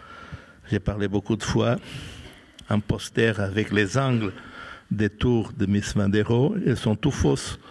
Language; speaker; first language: French; non-native, fluent; Portuguese